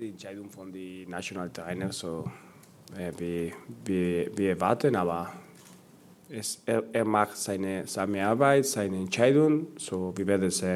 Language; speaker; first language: German; non-native, learner; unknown